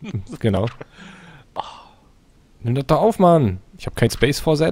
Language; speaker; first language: German; native; German